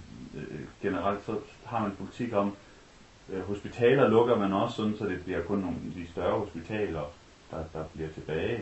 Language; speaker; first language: Danish; native; Danish